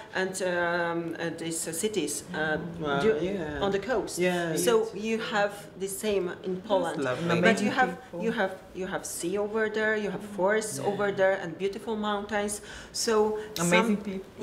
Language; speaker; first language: English; non-native, learner; Polish